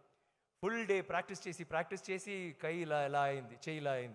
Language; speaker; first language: Telugu; non-native, learner; Tamil